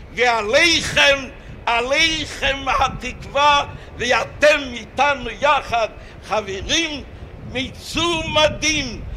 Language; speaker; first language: Hebrew; non-native, fluent; Yiddish